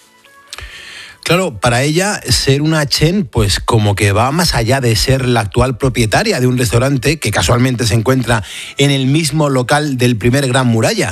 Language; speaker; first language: Spanish; native; Spanish